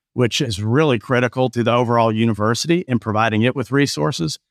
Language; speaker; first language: English; native; English